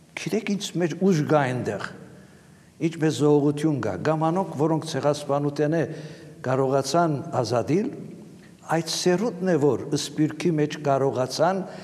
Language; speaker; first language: Armenian; native; Armenian